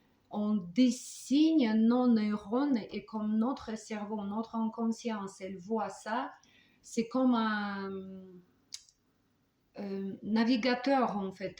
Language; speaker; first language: French; non-native, fluent; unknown